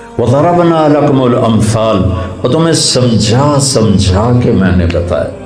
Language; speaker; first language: Urdu; non-native, local second language; Punjabi